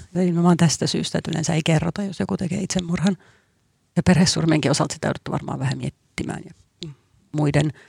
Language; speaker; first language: Finnish; native; Finnish